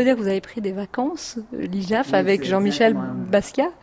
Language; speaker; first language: French; native; French